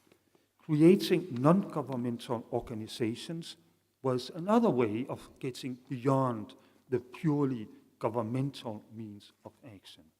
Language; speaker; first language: English; non-native, fluent; Danish